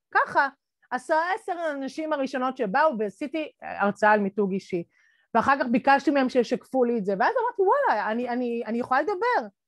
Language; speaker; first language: Hebrew; native; Hebrew